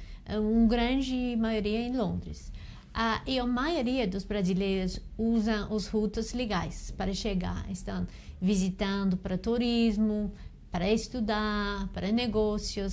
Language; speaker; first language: Portuguese; non-native, fluent; English